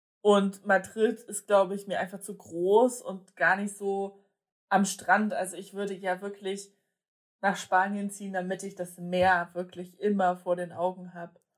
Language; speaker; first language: German; early bilingual, other home language; Polish